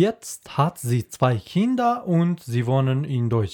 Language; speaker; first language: German; non-native, learner; Persian